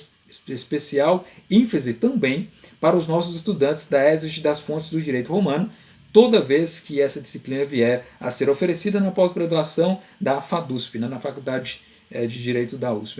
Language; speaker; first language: Portuguese; native; Portuguese